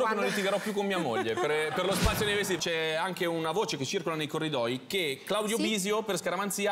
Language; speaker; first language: Italian; native; Italian